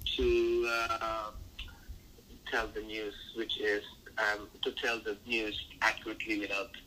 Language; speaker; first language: English; non-native, local second language; Filipino